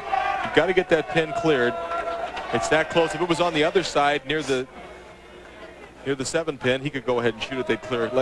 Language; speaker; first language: English; native; English